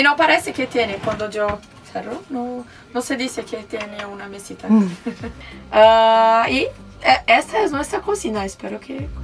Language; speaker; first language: Spanish; non-native, learner; Portuguese